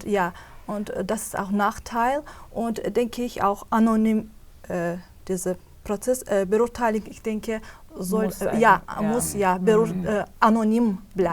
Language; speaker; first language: German; non-native, fluent; Azerbaijani